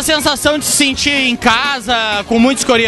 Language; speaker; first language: Portuguese; native; Portuguese